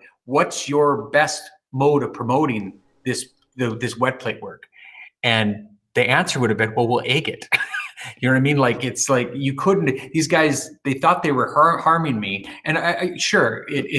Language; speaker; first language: English; native; English